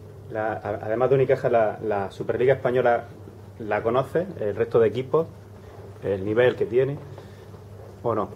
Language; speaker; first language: Spanish; native; Spanish